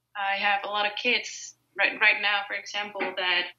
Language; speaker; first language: English; non-native, fluent; Spanish